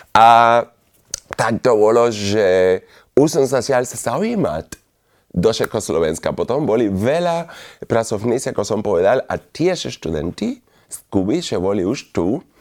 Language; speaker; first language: Slovak; non-native, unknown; Spanish